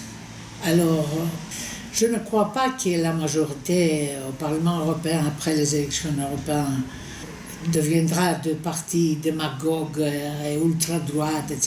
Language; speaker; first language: French; non-native, fluent; Greek